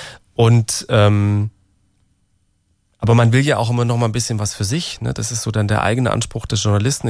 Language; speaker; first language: German; native; German